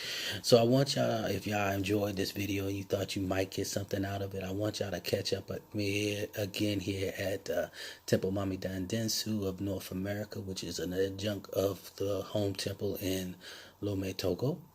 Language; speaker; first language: English; native; English